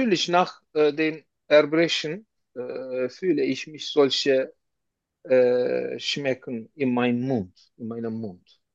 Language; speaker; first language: German; non-native, learner; Turkish